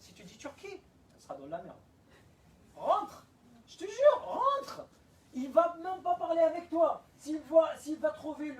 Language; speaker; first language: French; non-native, fluent; Arabic